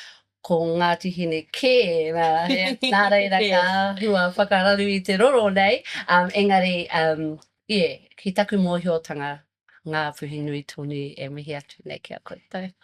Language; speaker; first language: Māori; non-native, learner; English